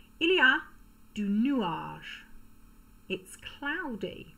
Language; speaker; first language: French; non-native, fluent; English